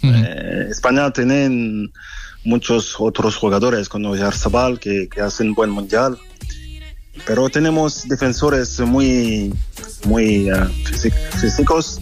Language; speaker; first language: Spanish; non-native, fluent; French